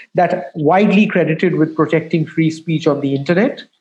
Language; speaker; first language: English; non-native, local second language; Bangla